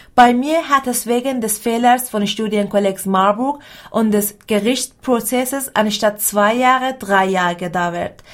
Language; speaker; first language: German; non-native, fluent; Persian